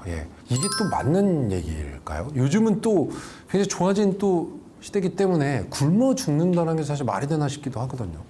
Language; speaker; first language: Korean; native; Korean